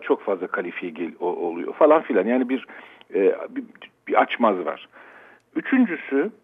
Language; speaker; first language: Turkish; native; Turkish